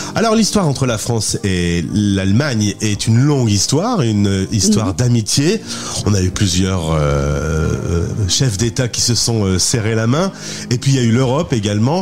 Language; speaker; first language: French; native; French